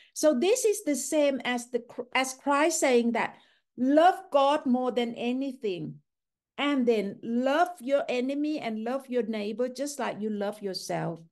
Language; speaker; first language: English; non-native, fluent; Thai